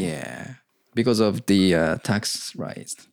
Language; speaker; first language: English; non-native, learner; Japanese